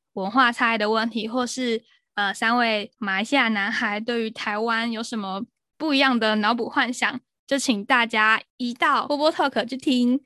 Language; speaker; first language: Chinese; native; Chinese